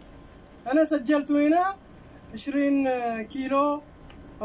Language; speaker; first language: Arabic; non-native, learner; Amharic